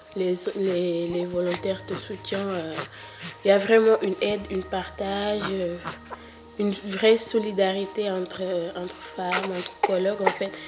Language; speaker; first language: French; non-native, local second language; Wolof